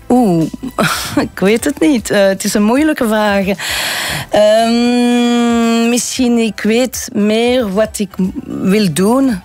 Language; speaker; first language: Dutch; non-native, local second language; French